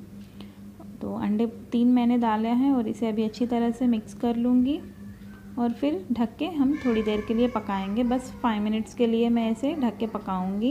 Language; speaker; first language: Hindi; native; Hindi